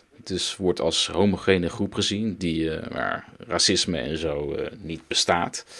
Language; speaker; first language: Dutch; early bilingual, other home language; Turkish